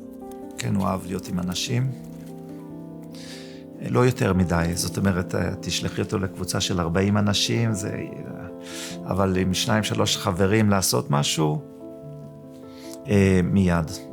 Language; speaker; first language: Hebrew; early bilingual, other home language; German